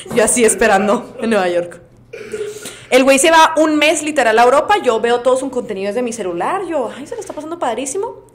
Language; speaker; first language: Spanish; native; Spanish